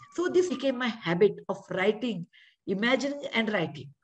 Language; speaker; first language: English; non-native, local second language; Kannada